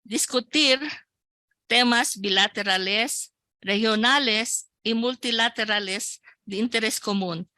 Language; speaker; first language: Spanish; non-native, local second language; Filipino